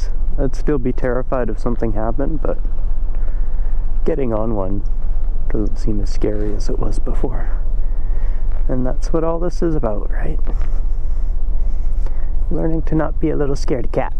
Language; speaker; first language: English; native; English